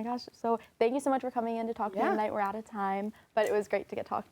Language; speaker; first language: English; native; English